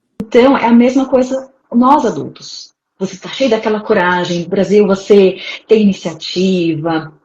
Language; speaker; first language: Portuguese; native; Portuguese